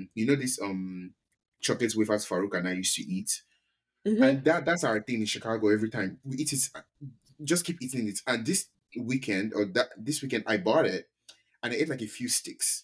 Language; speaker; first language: English; non-native, local second language; Yoruba